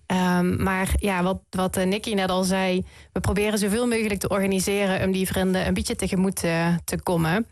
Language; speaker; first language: Dutch; native; Dutch